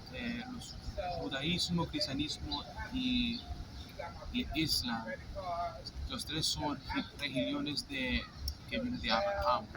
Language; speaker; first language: Spanish; non-native, fluent; English